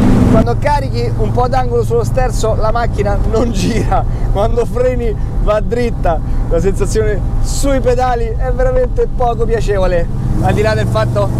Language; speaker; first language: Italian; native; Italian